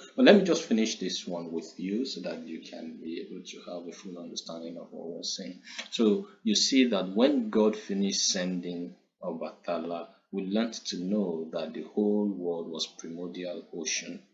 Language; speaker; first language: English; non-native, local second language; Yoruba